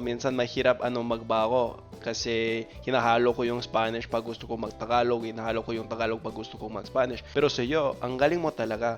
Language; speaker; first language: Filipino; non-native, fluent; English